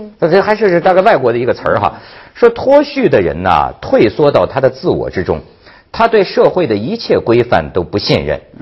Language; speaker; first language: Chinese; native; Chinese